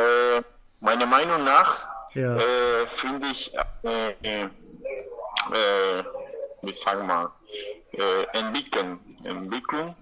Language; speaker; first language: German; non-native, learner; Spanish